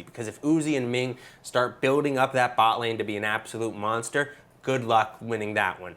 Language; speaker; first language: English; native; English